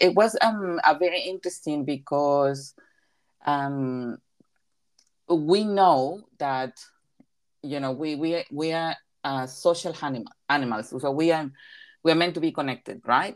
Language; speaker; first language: English; non-native, fluent; Spanish